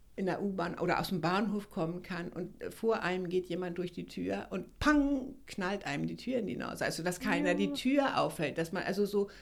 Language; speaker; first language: German; native; German